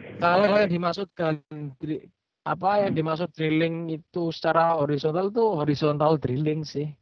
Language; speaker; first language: Indonesian; native; Indonesian